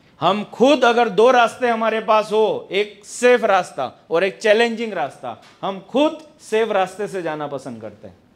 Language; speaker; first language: Hindi; non-native, local second language; Gujarati